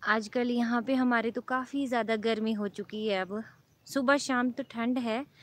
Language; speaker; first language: Hindi; native; Hindi